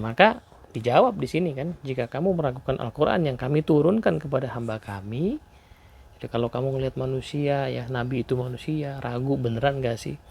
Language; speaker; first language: Indonesian; native; Indonesian